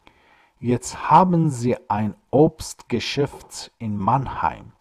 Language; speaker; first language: German; non-native, fluent; Persian